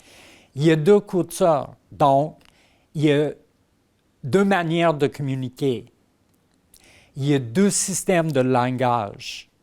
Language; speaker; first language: French; non-native, fluent; English